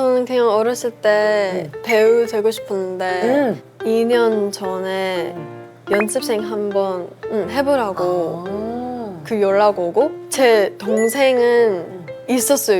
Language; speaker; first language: Korean; early bilingual, heritage; English